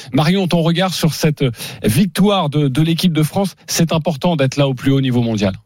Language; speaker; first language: French; native; French